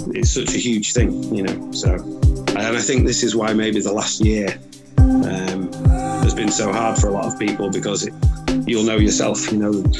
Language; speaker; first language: English; native; English